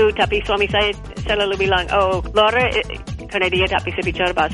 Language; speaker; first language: Indonesian; non-native, learner; English